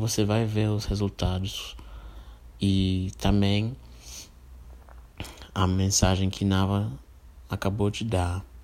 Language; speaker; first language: Portuguese; non-native, fluent; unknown